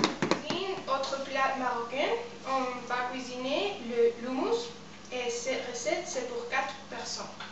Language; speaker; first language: French; non-native, learner; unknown